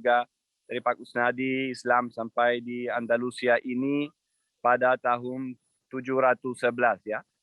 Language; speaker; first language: Indonesian; non-native, fluent; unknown